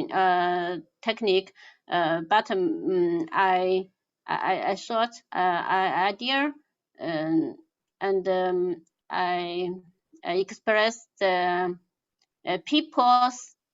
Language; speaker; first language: English; non-native, learner; Chinese